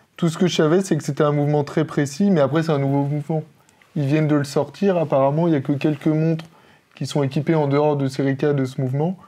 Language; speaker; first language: French; native; French